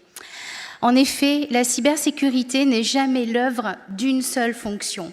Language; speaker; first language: French; native; French